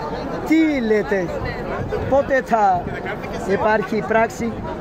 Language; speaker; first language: Greek; non-native, learner; Urdu